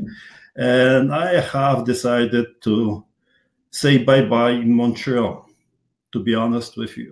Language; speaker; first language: English; non-native, fluent; Polish